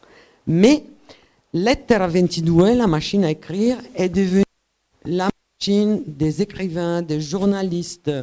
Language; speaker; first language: French; non-native, fluent; Italian